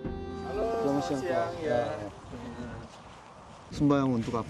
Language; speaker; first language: Indonesian; non-native, learner; Korean